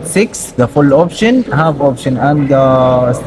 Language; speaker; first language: English; non-native, learner; Arabic